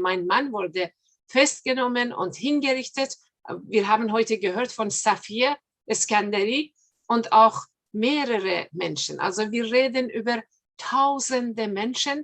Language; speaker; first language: German; non-native, fluent; Persian